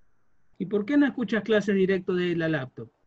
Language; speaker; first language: Spanish; native; Spanish